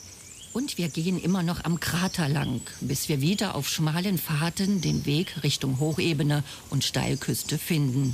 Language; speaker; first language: German; native; German